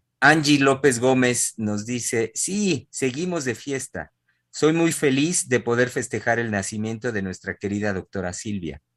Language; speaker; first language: Spanish; native; Spanish